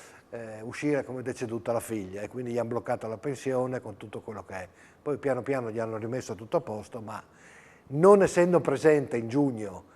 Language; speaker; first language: Italian; native; Italian